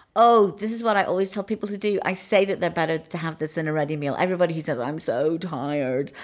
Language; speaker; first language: English; native; English